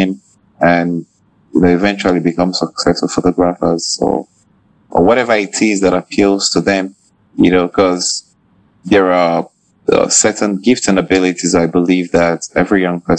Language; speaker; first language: English; non-native, local second language; Igbo